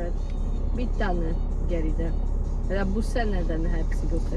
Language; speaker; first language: Turkish; non-native, learner; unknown